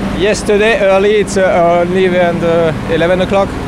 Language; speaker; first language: English; non-native, learner; French